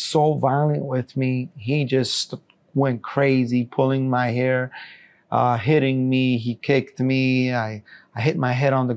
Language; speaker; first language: English; native; English